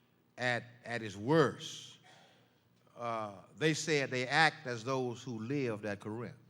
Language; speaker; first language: English; native; English